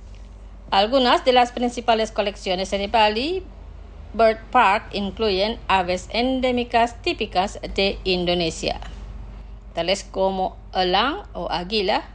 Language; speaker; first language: Spanish; non-native, fluent; Indonesian